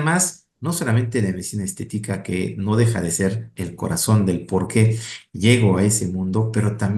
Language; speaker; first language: Spanish; native; Spanish